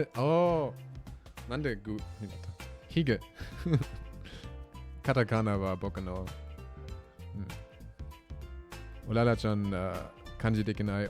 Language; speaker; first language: Japanese; non-native, learner; German